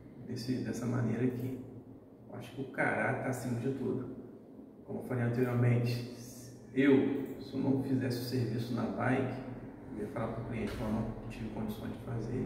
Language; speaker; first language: Portuguese; native; Portuguese